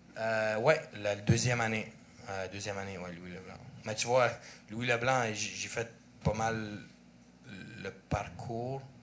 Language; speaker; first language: French; early bilingual, other home language; Russian